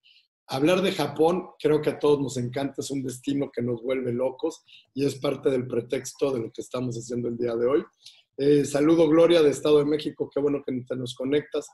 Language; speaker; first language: Spanish; native; Spanish